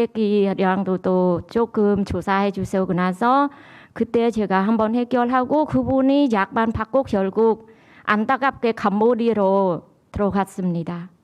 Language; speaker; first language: Korean; non-native, learner; Khmer